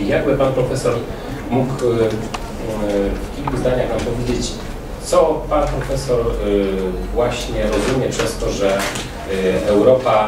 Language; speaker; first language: Polish; native; Polish